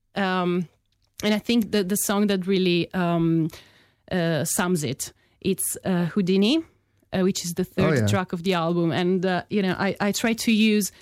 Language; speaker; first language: English; non-native, fluent; Italian